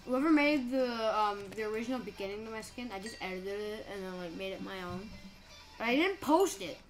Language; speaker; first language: English; native; English